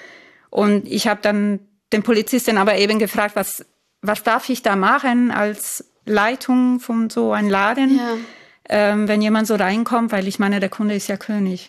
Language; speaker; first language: German; non-native, fluent; Italian